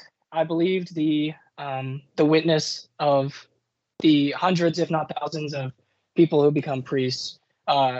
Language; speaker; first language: English; native; English